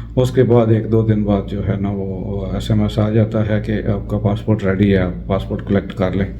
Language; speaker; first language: Urdu; non-native, local second language; Punjabi